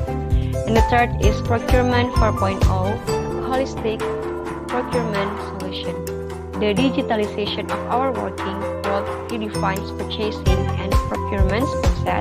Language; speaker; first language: English; non-native, learner; Indonesian